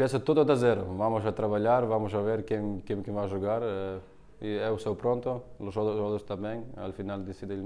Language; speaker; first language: Portuguese; non-native, learner; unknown